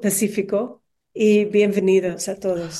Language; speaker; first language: Spanish; non-native, fluent; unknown